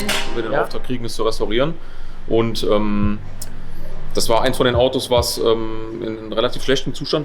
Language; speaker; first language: German; native; German